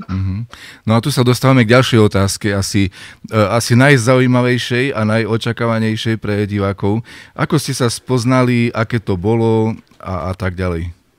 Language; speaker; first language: Slovak; native; Slovak